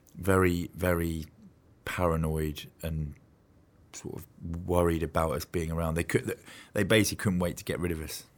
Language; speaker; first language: English; native; English